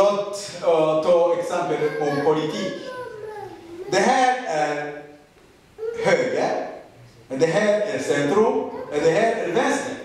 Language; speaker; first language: Swedish; non-native, learner; Rundi